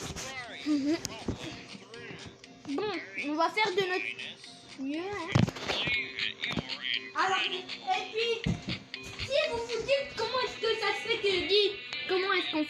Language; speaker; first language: French; native; French